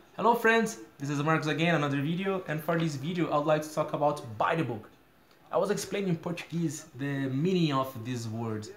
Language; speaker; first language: English; non-native, fluent; Portuguese